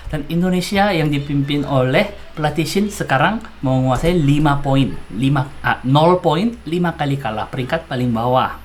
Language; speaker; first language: Indonesian; non-native, fluent; Korean